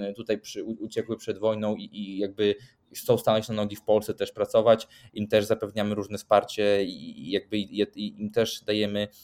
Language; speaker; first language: Polish; non-native, fluent; Swedish